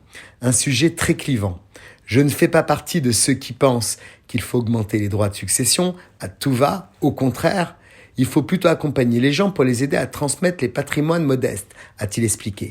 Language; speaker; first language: French; native; French